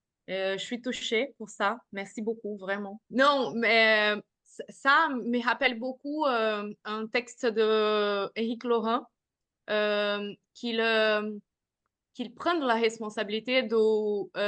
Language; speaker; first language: French; non-native, fluent; Portuguese